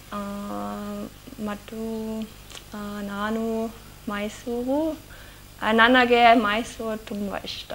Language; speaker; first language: Kannada; non-native, learner; German